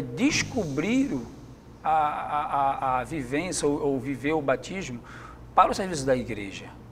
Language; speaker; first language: Portuguese; native; Portuguese